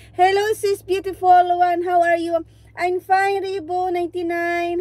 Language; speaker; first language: English; non-native, local second language; Cebuano